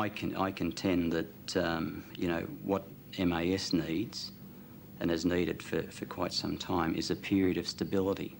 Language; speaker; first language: English; native; English